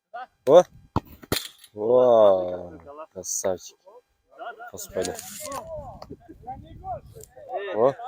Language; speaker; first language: Russian; non-native, local second language; Kyrgyz